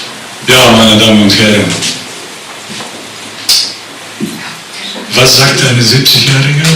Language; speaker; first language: German; non-native, fluent; Bulgarian